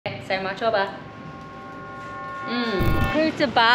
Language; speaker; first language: Indonesian; non-native, learner; English